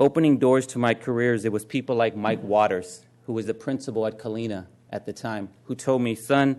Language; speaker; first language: English; native; English